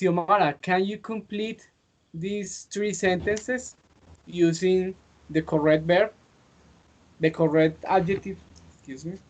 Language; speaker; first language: English; non-native, fluent; Spanish